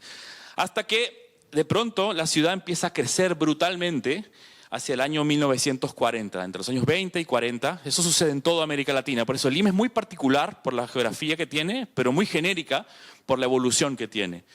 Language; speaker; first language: Spanish; native; Spanish